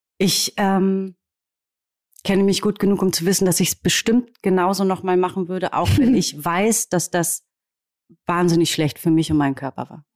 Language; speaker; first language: German; native; German